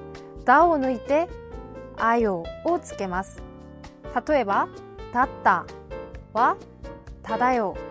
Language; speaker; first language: Japanese; non-native, fluent; Korean